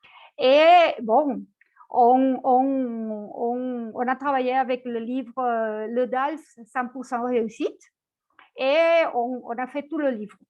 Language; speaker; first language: French; non-native, fluent; Spanish